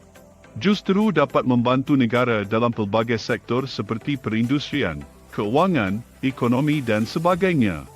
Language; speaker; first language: Malay; native; Malay